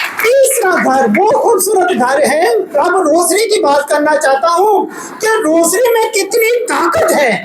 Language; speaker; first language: Urdu; non-native, local second language; Punjabi